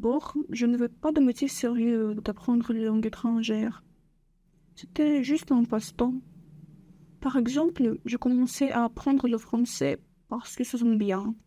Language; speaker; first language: French; non-native, learner; Russian